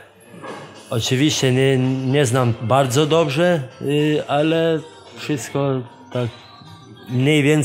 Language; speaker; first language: Polish; non-native, fluent; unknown